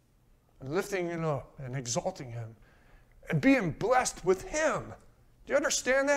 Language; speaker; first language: English; native; English